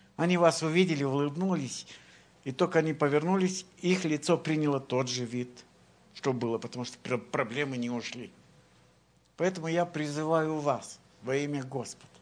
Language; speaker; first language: Russian; native; Russian